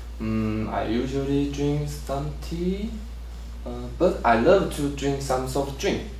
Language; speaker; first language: English; non-native, learner; Chinese